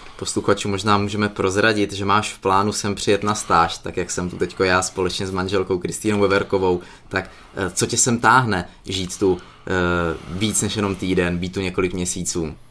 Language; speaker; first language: Czech; native; Czech